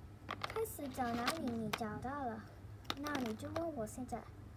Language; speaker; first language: Chinese; non-native, learner; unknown